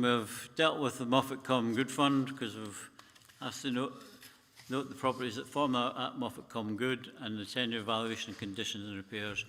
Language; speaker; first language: English; native; English